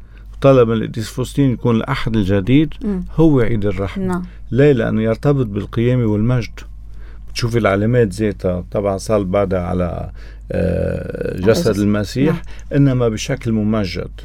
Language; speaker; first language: Arabic; native; Arabic